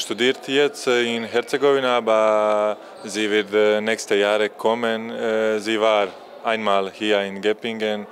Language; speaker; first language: German; non-native, learner; Croatian